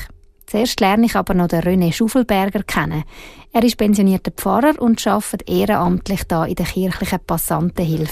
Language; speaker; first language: German; native; German